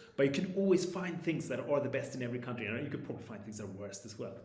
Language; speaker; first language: English; non-native, fluent; Swedish